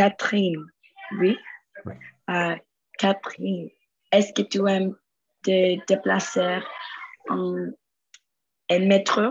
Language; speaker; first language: French; non-native, learner; Spanish